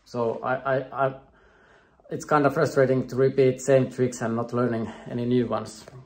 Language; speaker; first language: English; non-native, fluent; Finnish